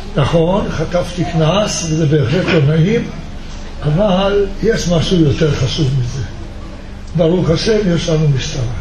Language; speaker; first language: Hebrew; non-native, fluent; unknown